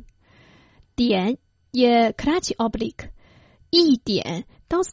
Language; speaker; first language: Croatian; non-native, fluent; Chinese